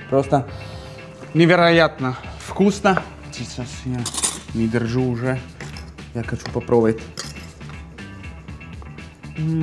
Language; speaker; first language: Russian; non-native, fluent; Italian